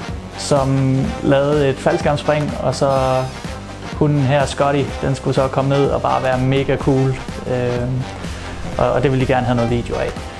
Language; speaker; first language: Danish; native; Danish